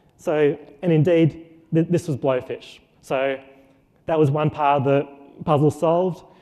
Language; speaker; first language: English; native; English